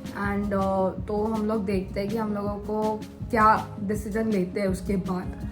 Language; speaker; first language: Hindi; native; Hindi